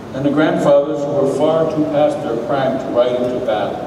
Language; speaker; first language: English; native; English